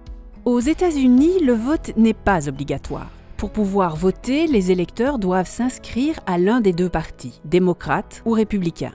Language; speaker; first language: French; native; French